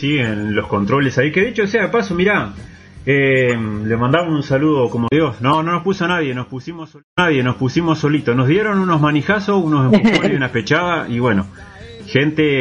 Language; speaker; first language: Spanish; native; Spanish